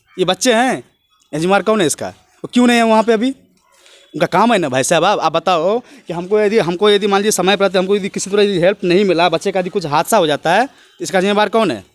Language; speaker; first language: Hindi; native; Hindi